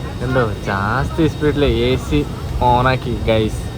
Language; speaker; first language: Malayalam; non-native, learner; Bangla